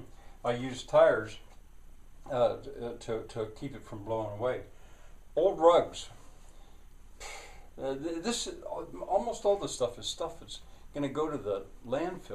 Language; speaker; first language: English; native; English